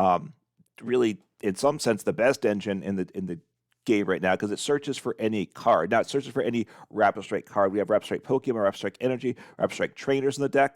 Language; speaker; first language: English; native; English